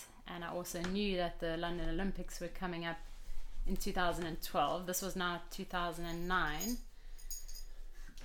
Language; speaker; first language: English; native; English